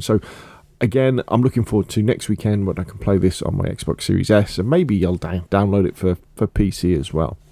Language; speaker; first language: English; native; English